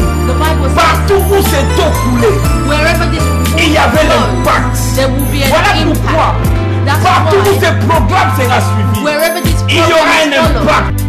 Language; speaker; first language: French; non-native, local second language; Lingala